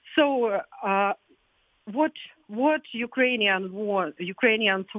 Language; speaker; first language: English; non-native, fluent; Ukrainian